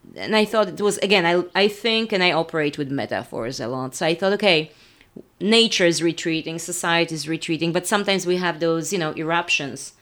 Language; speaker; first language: English; non-native, fluent; Polish